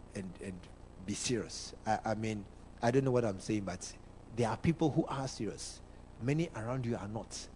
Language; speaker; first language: English; non-native, local second language; Akan